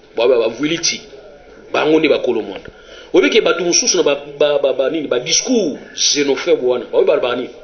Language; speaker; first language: Lingala; non-native, local second language; Kongo